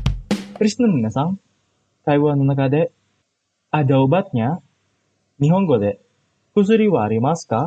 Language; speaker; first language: Japanese; non-native, fluent; Indonesian